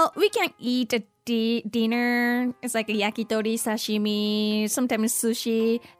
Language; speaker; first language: English; non-native, learner; Japanese